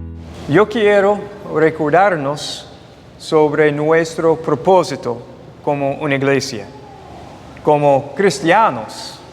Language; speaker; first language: Spanish; non-native, fluent; English